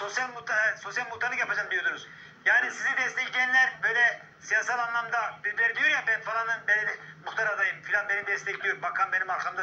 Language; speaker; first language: Turkish; native; Turkish